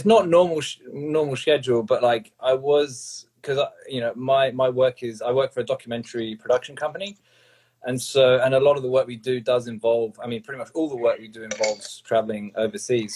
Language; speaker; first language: English; native; English